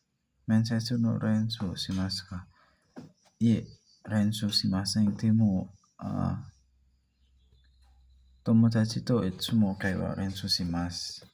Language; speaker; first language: Japanese; non-native, learner; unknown